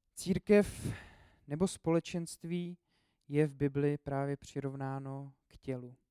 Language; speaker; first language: Czech; native; Czech